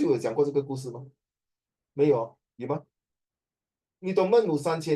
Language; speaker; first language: Chinese; native; Chinese